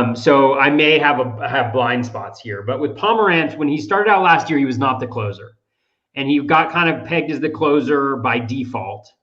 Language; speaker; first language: English; native; English